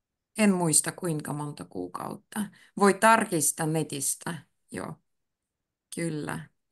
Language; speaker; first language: Finnish; native; Finnish